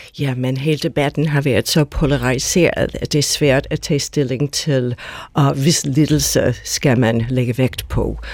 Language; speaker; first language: Danish; non-native, fluent; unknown